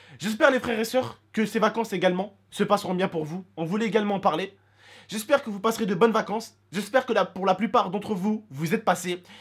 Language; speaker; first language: French; native; French